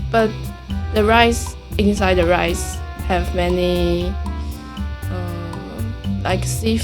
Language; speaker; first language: English; non-native, learner; Chinese